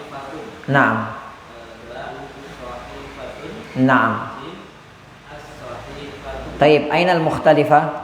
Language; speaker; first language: Arabic; non-native, fluent; Indonesian